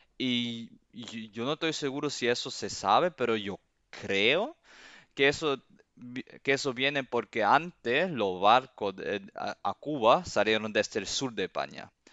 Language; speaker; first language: Spanish; early bilingual, heritage; Spanish